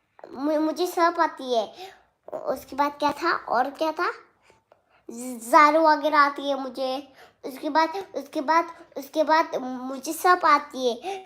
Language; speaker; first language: Hindi; non-native, local second language; Kok Borok